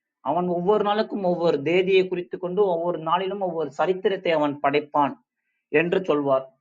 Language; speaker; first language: Tamil; non-native, local second language; Urdu